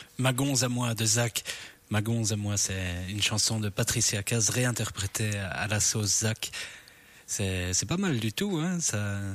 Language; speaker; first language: French; native; French